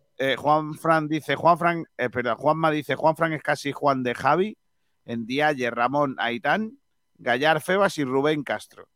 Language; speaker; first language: Spanish; native; Spanish